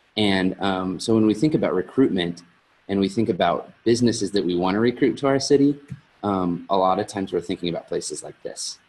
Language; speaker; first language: English; native; English